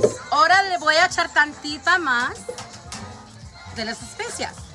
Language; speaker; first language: Spanish; early bilingual, heritage; Spanish